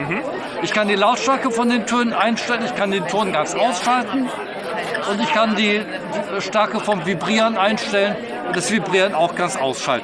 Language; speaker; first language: German; native; German